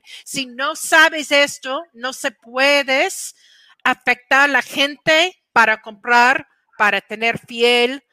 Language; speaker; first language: Spanish; non-native, fluent; English